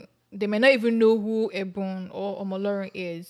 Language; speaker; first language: English; non-native, local second language; Yoruba